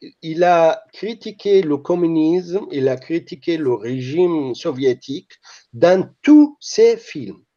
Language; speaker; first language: French; non-native, fluent; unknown